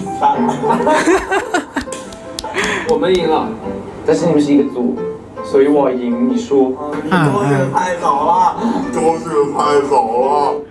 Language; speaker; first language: Chinese; non-native, learner; Thai